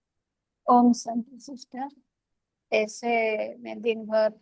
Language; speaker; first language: Hindi; non-native, local second language; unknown